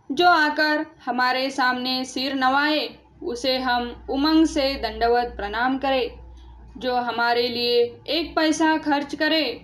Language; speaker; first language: Hindi; non-native, local second language; Marathi